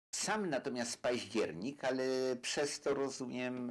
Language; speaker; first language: Polish; native; Polish